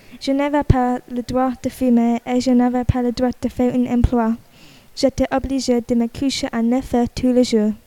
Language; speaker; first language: French; non-native, learner; English